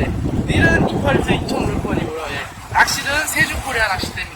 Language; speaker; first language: Korean; native; Korean